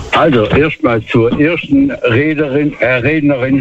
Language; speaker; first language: German; native; German